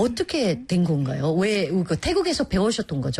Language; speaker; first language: Korean; native; Korean